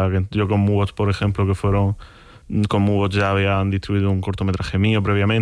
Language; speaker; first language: Spanish; native; Spanish